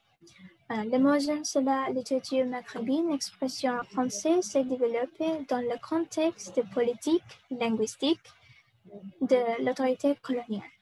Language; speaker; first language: French; non-native, learner; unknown